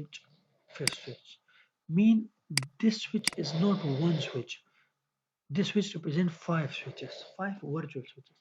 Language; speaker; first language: English; non-native, local second language; Urdu